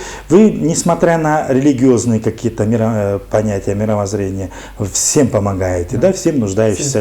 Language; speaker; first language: Russian; native; Russian